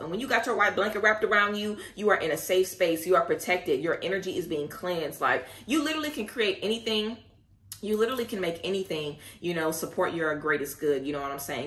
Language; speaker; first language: English; native; English